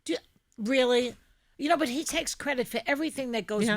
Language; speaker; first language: English; native; English